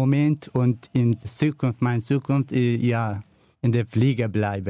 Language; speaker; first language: German; non-native, learner; Kurdish